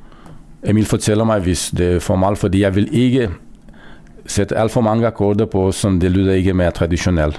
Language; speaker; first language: Danish; non-native, fluent; Romanian